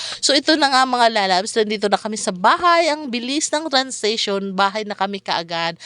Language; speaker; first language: Filipino; non-native, local second language; Cebuano